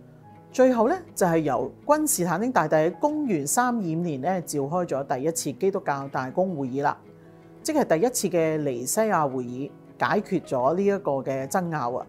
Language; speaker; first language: Chinese; native; Chinese